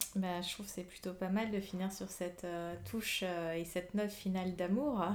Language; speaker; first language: French; native; French